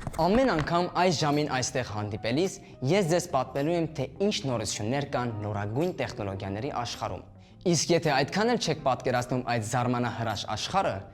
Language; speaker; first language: Armenian; early bilingual, heritage; Armenian